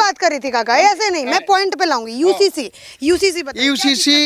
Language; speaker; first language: Hindi; native; Hindi